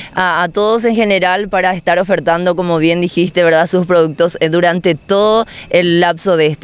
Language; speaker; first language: Spanish; native; Spanish